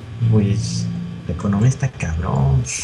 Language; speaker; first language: Spanish; native; Spanish